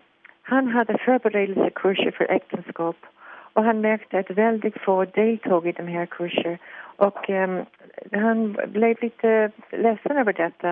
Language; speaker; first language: Swedish; non-native, fluent; English